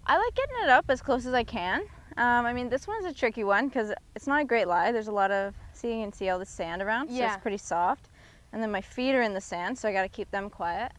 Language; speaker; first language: English; native; English